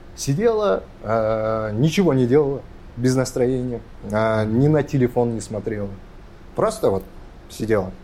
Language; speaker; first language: Russian; non-native, local second language; Kazakh